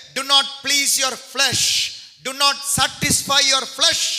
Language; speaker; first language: English; non-native, local second language; Tamil